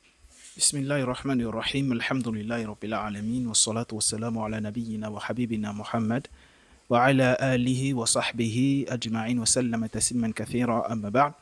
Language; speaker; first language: Arabic; non-native, fluent; French